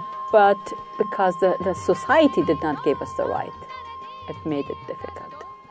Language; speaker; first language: English; non-native, fluent; Persian